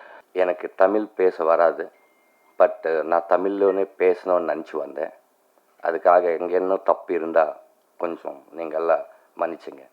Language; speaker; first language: Tamil; non-native, local second language; Telugu